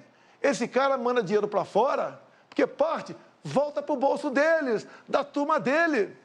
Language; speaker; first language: Portuguese; native; Portuguese